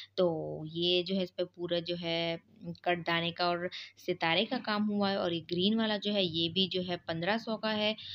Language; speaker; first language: Urdu; native; Urdu